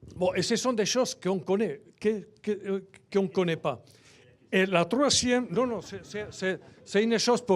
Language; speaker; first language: French; non-native, fluent; Spanish